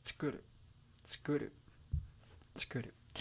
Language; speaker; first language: Japanese; non-native, learner; English